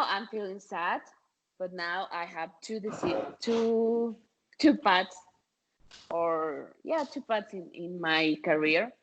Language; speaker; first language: English; non-native, fluent; Spanish